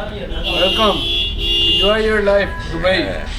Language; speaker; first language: English; non-native, learner; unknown